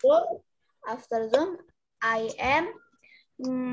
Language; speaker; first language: English; non-native, local second language; Indonesian